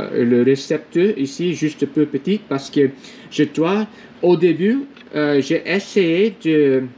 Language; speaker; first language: French; non-native, learner; English